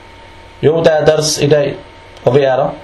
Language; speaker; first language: Danish; early bilingual, other home language; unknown